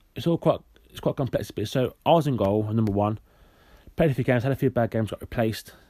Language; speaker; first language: English; native; English